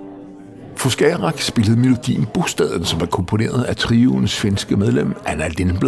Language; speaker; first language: Danish; native; Danish